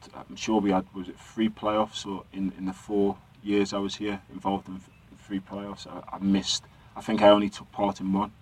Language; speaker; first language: English; native; English